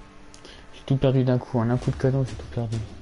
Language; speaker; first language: French; native; French